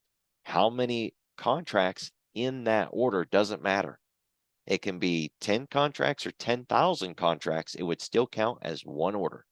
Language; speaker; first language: English; native; English